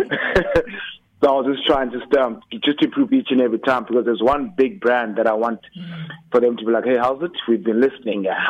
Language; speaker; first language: English; non-native, local second language; Xhosa